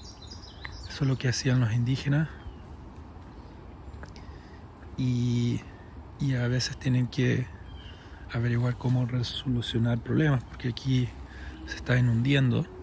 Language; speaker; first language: Spanish; early bilingual, heritage; English